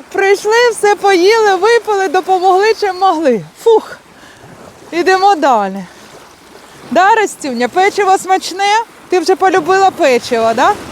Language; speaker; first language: Ukrainian; native; Ukrainian